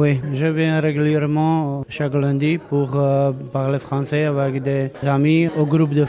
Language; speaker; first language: French; non-native, fluent; Slovak